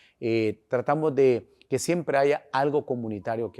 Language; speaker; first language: Spanish; native; Spanish